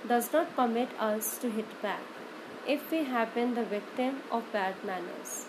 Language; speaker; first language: English; non-native, local second language; Punjabi